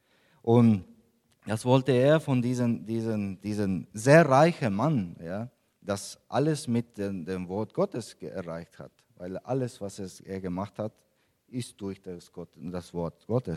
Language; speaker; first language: German; non-native, fluent; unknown